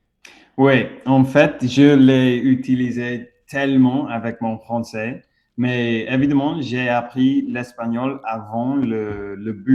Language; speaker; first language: French; non-native, fluent; English